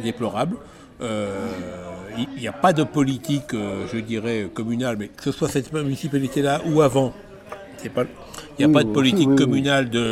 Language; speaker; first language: French; native; French